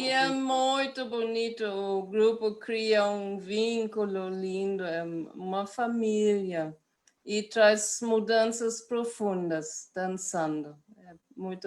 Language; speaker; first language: Portuguese; non-native, fluent; German